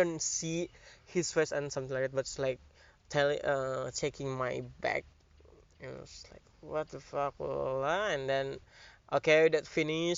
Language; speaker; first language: English; non-native, learner; Indonesian